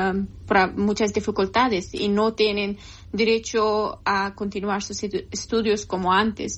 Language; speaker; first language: Spanish; non-native, learner; Persian